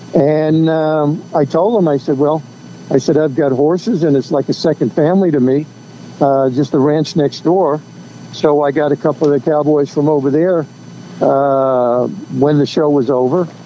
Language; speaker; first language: English; native; English